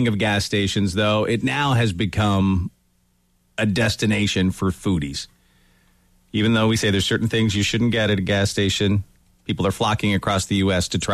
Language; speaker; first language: English; native; English